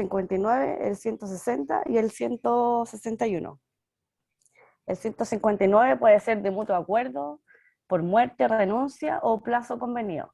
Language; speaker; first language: Spanish; native; Spanish